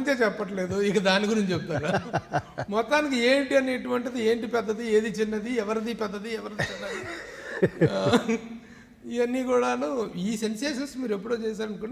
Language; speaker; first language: Telugu; native; Telugu